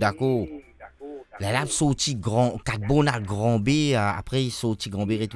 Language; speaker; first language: French; non-native, local second language; Morisyen